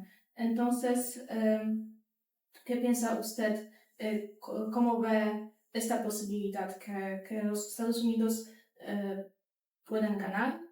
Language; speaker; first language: Spanish; non-native, fluent; Polish